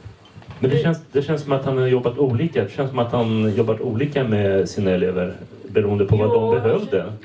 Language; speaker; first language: Swedish; native; Swedish